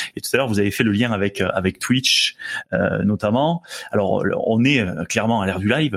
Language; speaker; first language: French; native; French